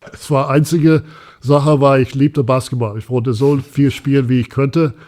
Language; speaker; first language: German; non-native, fluent; English